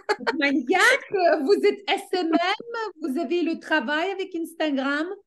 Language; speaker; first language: French; non-native, fluent; Ukrainian